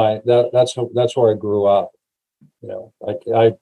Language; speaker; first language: English; native; English